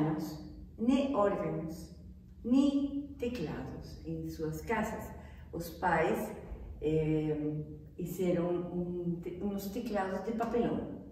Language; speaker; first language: Portuguese; non-native, fluent; Spanish